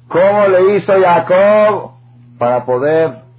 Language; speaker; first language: Spanish; non-native, fluent; Hebrew